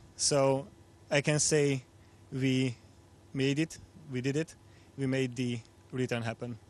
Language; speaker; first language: English; non-native, fluent; Hungarian